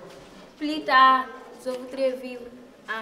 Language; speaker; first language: French; non-native, local second language; Fula